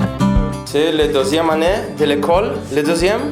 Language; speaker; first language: French; non-native, learner; Spanish